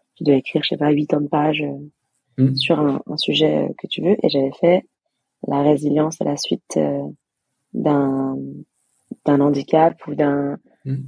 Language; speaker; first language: French; native; French